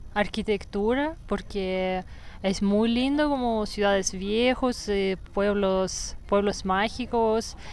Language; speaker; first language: Spanish; non-native, fluent; Russian